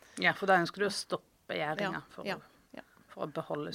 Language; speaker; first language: Norwegian; native; Norwegian